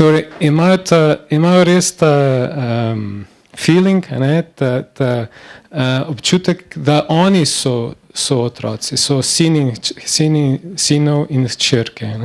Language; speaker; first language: Slovenian; non-native, learner; Portuguese